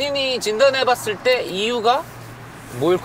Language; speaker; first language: Korean; native; Korean